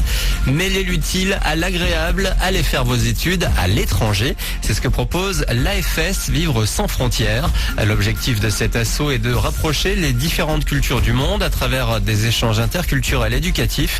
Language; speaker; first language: French; native; French